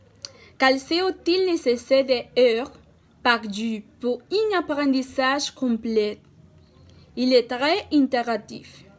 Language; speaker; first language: French; non-native, learner; Spanish